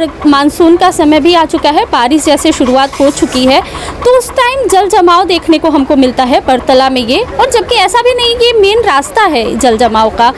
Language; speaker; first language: Hindi; native; Hindi